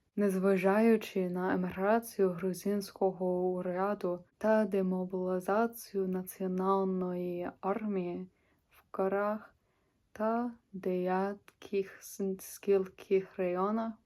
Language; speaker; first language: Ukrainian; non-native, learner; English